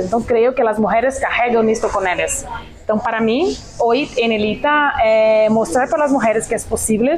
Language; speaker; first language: Spanish; non-native, fluent; Portuguese